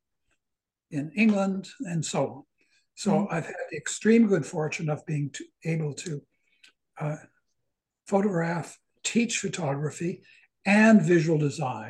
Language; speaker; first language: English; native; English